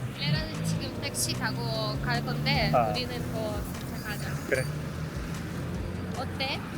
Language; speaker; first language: Korean; non-native, learner; Russian